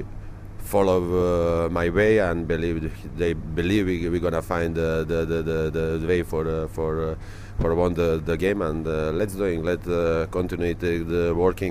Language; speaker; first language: English; non-native, learner; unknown